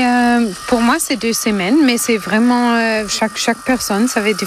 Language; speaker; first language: French; non-native, learner; German